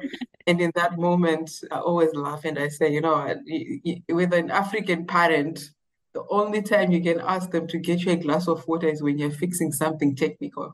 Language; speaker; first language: English; non-native, local second language; Shona